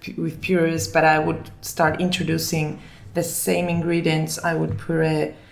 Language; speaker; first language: English; early bilingual, other home language; Finnish